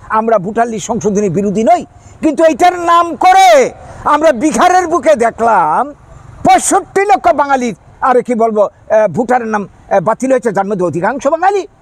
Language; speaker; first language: Bangla; native; Bangla